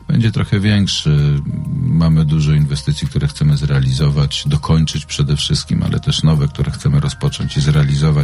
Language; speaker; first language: Polish; native; Polish